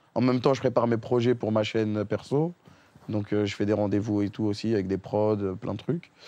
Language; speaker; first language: French; native; French